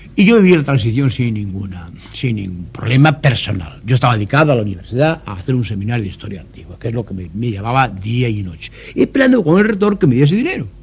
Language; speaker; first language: Spanish; non-native, local second language; Galician